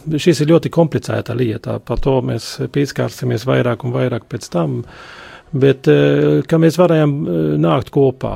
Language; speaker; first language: Latvian; non-native, local second language; Polish